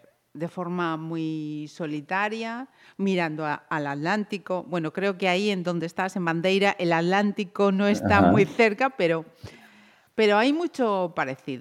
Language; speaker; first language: Spanish; native; Spanish